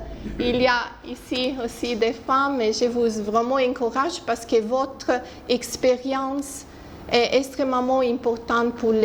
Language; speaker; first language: French; non-native, fluent; Italian